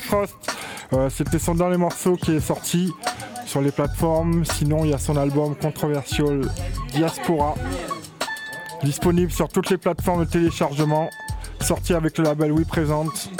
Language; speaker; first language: French; native; French